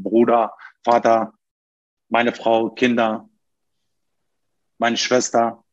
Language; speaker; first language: German; non-native, learner; Turkish